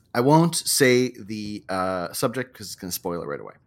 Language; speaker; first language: English; native; English